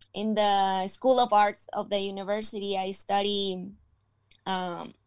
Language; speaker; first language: English; non-native, fluent; Spanish